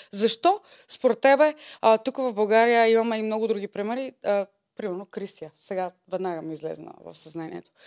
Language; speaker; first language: Bulgarian; native; Bulgarian